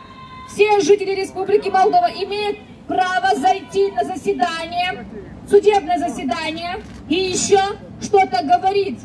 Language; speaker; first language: Russian; native; Russian